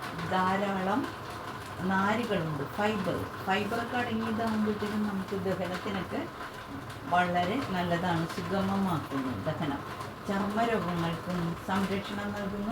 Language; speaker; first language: Malayalam; native; Malayalam